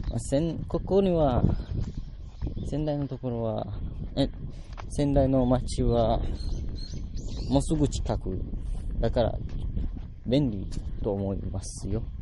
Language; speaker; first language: Japanese; non-native, learner; Malay